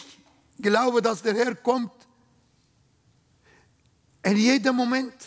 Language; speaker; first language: German; non-native, learner; Arabic